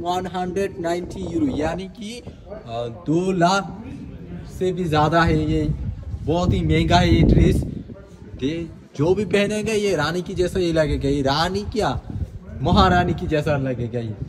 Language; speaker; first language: Hindi; non-native, learner; Bangla